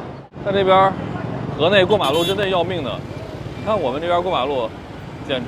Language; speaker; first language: Chinese; native; Chinese